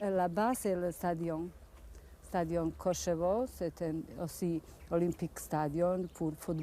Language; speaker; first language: French; non-native, learner; Bosnian